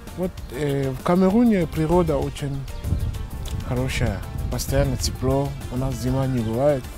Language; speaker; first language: Russian; non-native, fluent; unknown